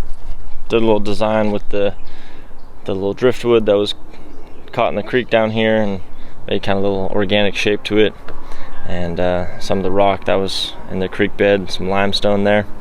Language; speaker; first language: English; native; English